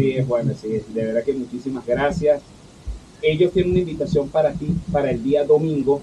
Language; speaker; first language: Spanish; native; Spanish